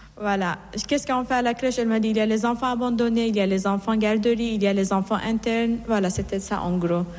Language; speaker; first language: French; non-native, fluent; Persian